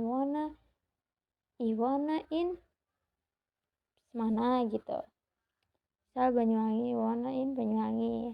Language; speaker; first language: Indonesian; native; Indonesian